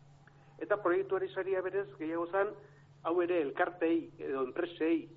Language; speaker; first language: Basque; native; Basque